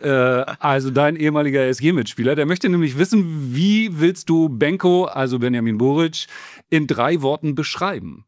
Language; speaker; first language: German; native; German